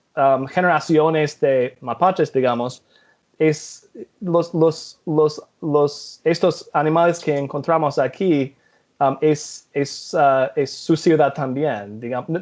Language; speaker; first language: Spanish; non-native, fluent; English